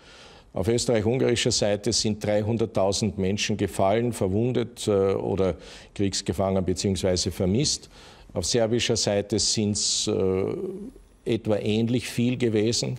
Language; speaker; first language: German; native; German